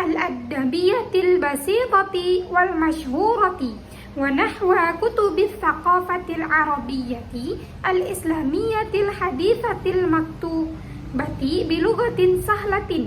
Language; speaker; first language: Arabic; non-native, learner; Indonesian